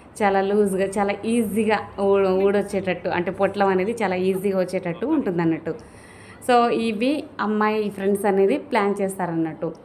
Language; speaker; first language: Telugu; non-native, local second language; Lambadi